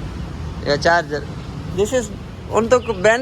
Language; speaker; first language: Indonesian; non-native, learner; Urdu